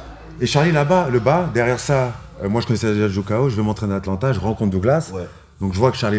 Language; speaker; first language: French; native; French